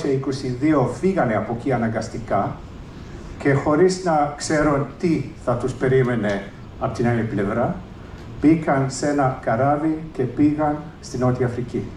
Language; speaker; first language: Greek; early bilingual, heritage; English